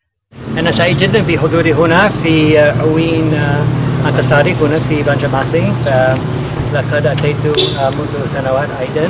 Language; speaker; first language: Arabic; non-native, fluent; English